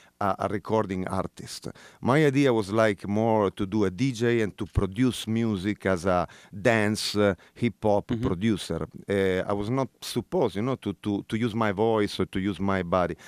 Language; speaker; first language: English; non-native, fluent; Italian